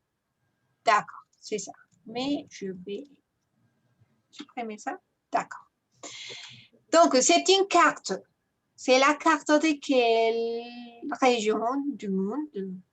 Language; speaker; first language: French; non-native, fluent; Spanish